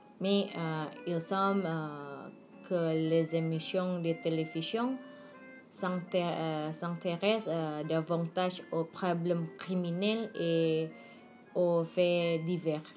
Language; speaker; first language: French; non-native, learner; Indonesian